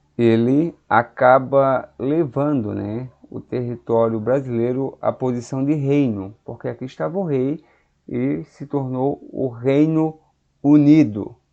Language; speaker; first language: Portuguese; native; Portuguese